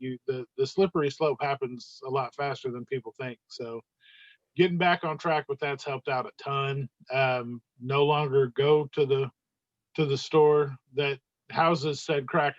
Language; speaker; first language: English; native; English